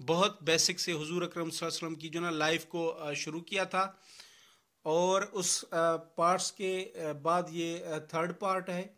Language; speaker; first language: Urdu; non-native, local second language; Sindhi